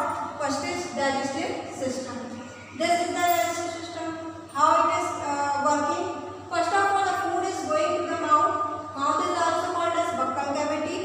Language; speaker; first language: English; non-native, local second language; Hindi